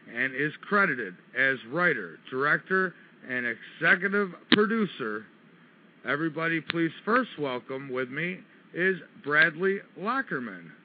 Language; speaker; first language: English; native; English